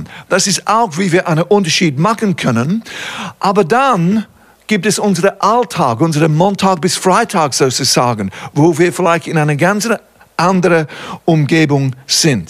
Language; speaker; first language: German; non-native, fluent; English